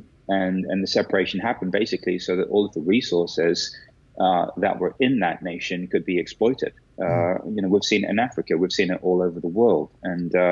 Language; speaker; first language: English; native; English